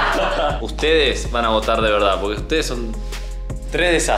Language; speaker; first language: Spanish; native; Spanish